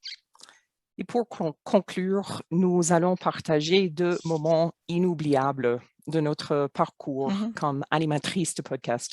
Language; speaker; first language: French; non-native, fluent; English